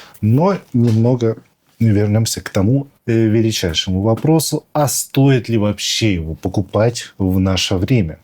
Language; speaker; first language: Russian; native; Russian